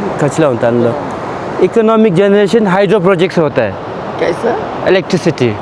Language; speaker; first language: Hindi; non-native, fluent; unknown